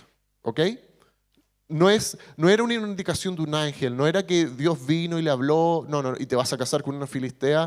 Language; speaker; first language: Spanish; native; Spanish